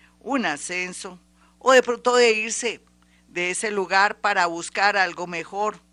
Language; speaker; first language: Spanish; native; Spanish